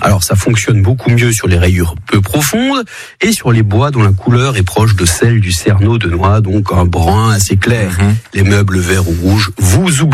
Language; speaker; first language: French; native; French